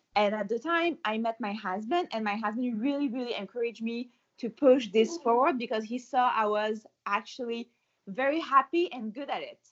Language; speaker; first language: English; non-native, fluent; French